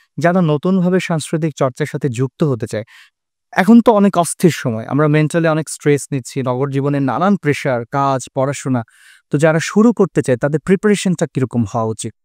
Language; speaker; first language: Bangla; native; Bangla